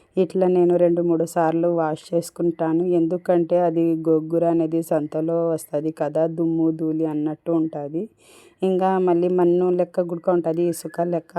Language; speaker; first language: Telugu; non-native, local second language; Urdu